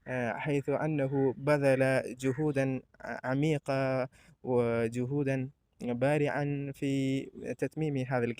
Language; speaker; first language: Arabic; non-native, fluent; Malayalam